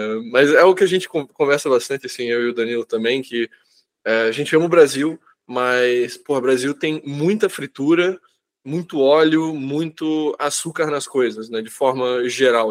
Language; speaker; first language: Portuguese; native; Portuguese